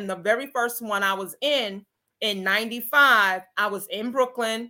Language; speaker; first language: English; native; English